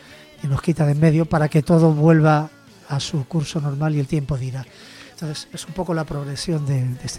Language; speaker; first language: Spanish; native; Spanish